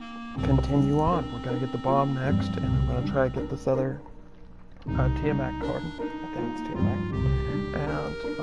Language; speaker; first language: English; native; English